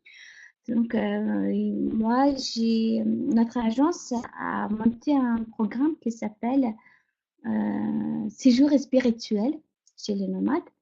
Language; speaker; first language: French; non-native, fluent; Mongolian